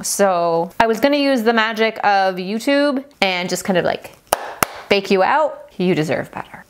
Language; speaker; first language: English; non-native, fluent; Persian